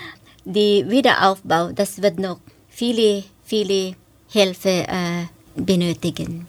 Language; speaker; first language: German; non-native, fluent; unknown